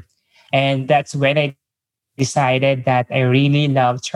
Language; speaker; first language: English; non-native, local second language; Filipino